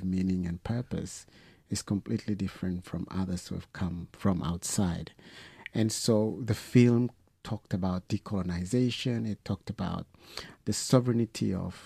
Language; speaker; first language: English; non-native, fluent; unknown